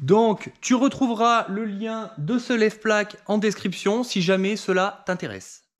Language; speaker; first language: French; native; French